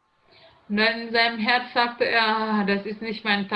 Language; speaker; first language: German; non-native, learner; Indonesian